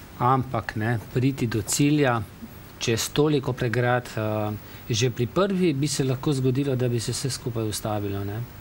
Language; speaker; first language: Slovenian; native; Slovenian